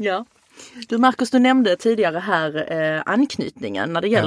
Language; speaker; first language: Swedish; native; Swedish